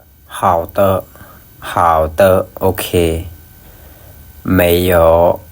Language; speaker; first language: Chinese; non-native, fluent; Lao